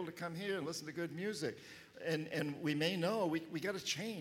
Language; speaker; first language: English; native; English